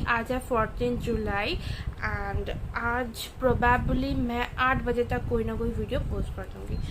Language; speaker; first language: Hindi; non-native, local second language; Bangla